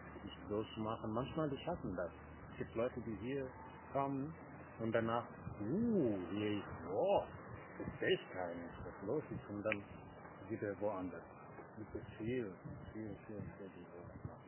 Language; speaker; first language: German; non-native, learner; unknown